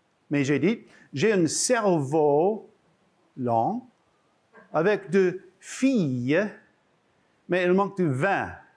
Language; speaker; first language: French; non-native, learner; English